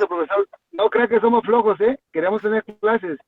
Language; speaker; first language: Spanish; native; Spanish